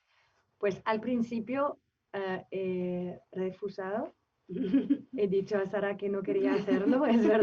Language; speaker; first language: Spanish; non-native, fluent; French